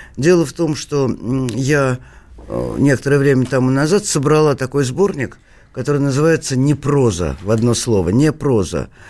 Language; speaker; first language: Russian; native; Russian